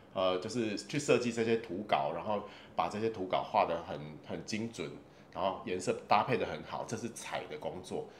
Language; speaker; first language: Chinese; native; Chinese